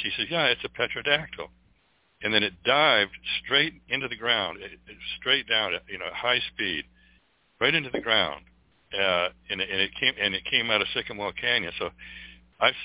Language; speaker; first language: English; native; English